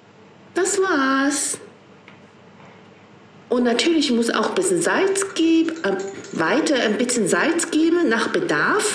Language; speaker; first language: German; non-native, fluent; Chinese